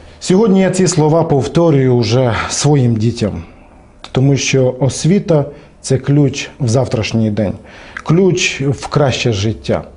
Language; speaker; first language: Ukrainian; non-native, local second language; Romany